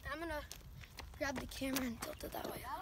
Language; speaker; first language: English; native; English